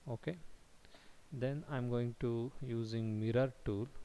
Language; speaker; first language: English; non-native, local second language; Kannada